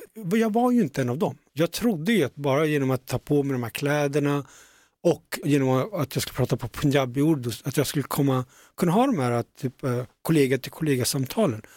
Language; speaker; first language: Swedish; early bilingual, other home language; Punjabi